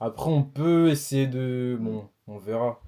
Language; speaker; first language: French; native; French